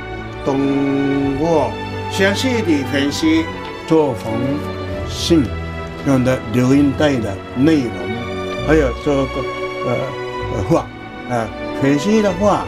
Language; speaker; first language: Chinese; non-native, fluent; Japanese